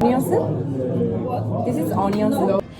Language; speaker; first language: English; non-native, learner; Korean